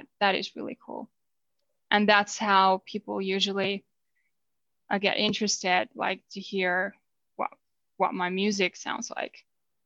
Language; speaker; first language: English; non-native, fluent; Finnish